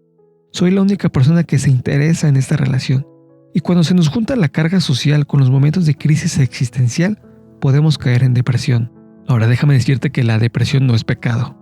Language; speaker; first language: Spanish; native; Spanish